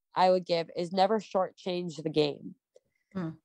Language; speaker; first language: English; native; English